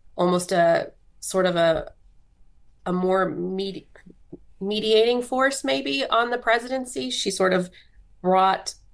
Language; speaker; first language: English; native; English